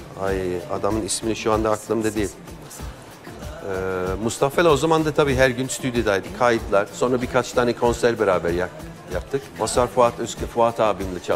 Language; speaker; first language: Turkish; non-native, fluent; English